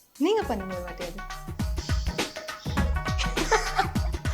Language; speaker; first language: Tamil; non-native, fluent; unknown